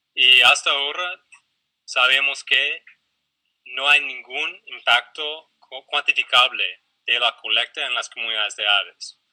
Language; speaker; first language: Spanish; non-native, fluent; English